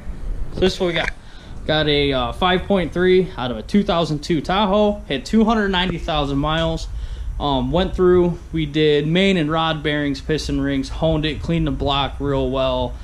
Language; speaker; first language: English; native; English